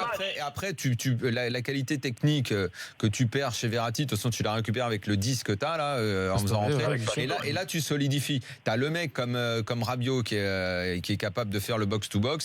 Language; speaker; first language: French; native; French